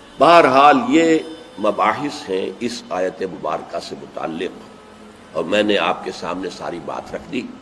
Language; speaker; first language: Urdu; native; Urdu